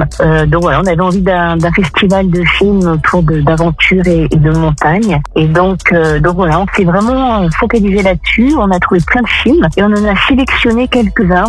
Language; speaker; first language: French; native; French